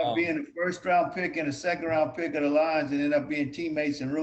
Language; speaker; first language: English; native; English